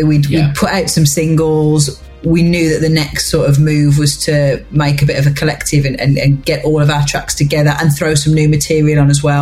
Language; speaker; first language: English; native; English